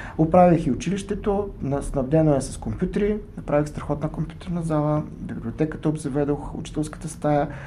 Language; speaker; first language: Bulgarian; native; Bulgarian